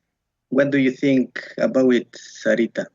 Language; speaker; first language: English; non-native, learner; Spanish